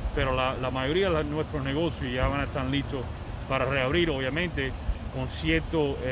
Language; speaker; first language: Spanish; early bilingual, heritage; Spanish